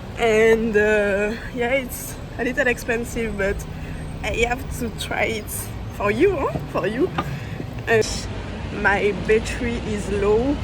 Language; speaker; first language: English; non-native, learner; French